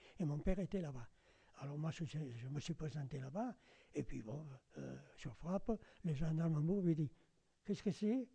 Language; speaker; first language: French; non-native, fluent; Spanish